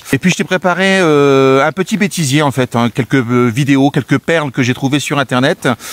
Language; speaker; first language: French; native; French